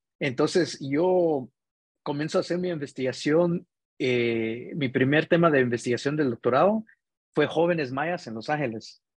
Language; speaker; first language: Spanish; early bilingual, heritage; Spanish